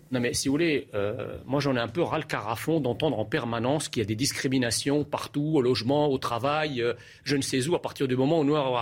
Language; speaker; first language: French; early bilingual, other home language; Arabic